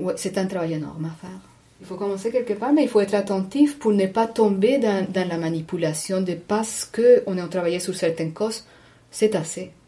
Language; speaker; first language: French; non-native, fluent; Spanish